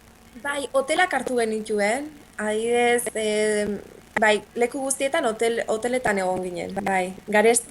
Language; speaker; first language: Basque; native; Basque